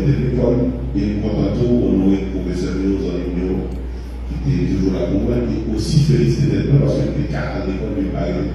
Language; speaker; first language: French; non-native, local second language; Haitian Creole